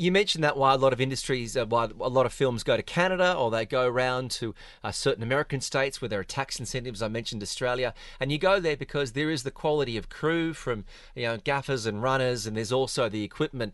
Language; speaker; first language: English; native; English